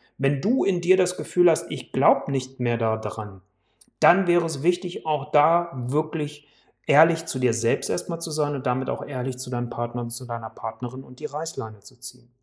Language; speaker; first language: German; native; German